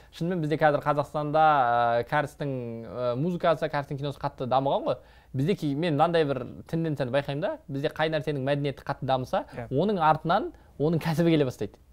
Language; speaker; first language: Kazakh; native; Kazakh